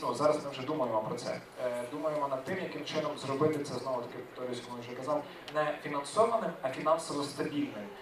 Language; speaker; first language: Ukrainian; native; Ukrainian